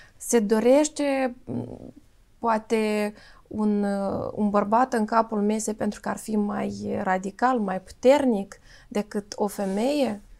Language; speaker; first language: Romanian; native; Romanian